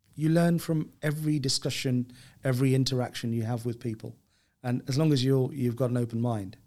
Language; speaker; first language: English; native; English